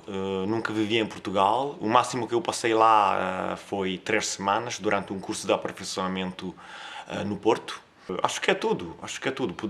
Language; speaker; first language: Portuguese; non-native, fluent; Italian